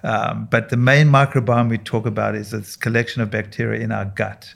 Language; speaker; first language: English; native; English